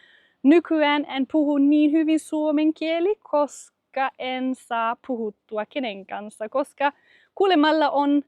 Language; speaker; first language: Finnish; non-native, fluent; German